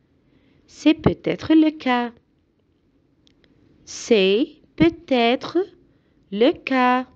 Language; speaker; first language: French; non-native, fluent; Arabic